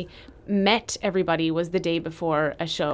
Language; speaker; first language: English; native; English